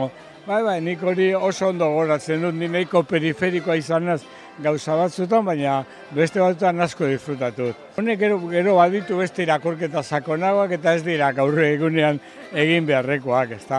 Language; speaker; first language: Basque; native; Basque